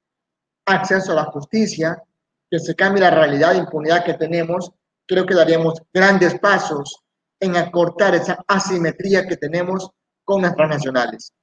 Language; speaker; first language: Spanish; native; Spanish